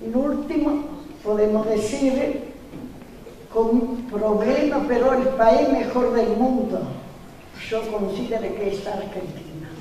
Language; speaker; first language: Spanish; non-native, learner; Italian